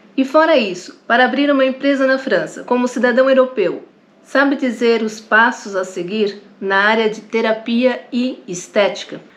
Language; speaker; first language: Portuguese; native; Portuguese